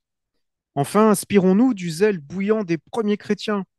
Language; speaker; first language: French; native; French